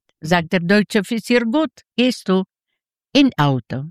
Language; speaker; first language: German; non-native, learner; Yiddish